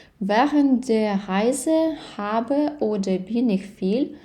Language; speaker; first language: German; non-native, fluent; Ukrainian